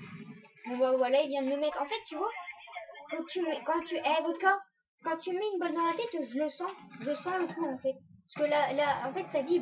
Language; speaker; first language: French; native; French